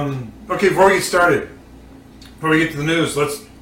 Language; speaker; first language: English; native; English